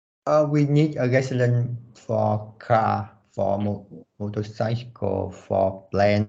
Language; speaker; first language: English; non-native, learner; Vietnamese